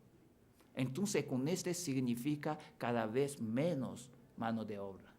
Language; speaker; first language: Spanish; non-native, fluent; Chinese